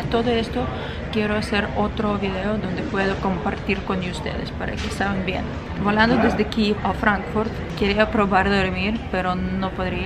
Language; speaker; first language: Spanish; non-native, fluent; Ukrainian